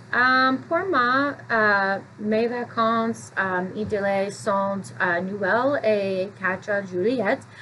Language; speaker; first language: French; non-native, learner; English